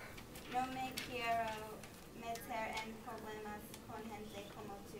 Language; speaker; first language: Spanish; non-native, learner; English